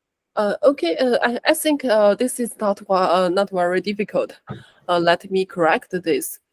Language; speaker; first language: English; non-native, learner; Chinese